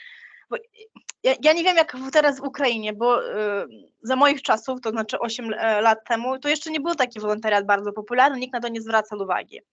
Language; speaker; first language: Polish; non-native, fluent; Ukrainian